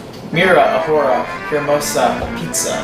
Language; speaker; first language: Spanish; non-native, learner; English